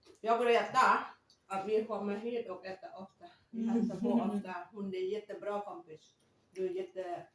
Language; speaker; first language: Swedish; non-native, learner; Thai